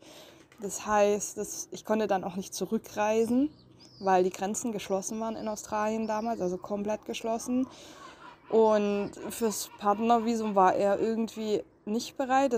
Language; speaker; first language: German; native; German